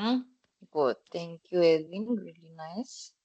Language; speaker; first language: English; non-native, fluent; Spanish